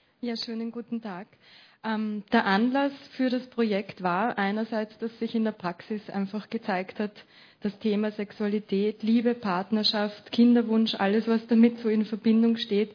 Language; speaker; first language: German; native; German